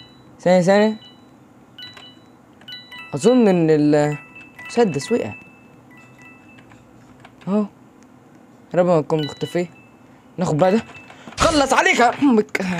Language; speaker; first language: Arabic; native; Arabic